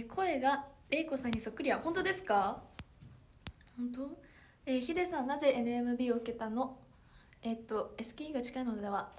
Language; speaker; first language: Japanese; native; Japanese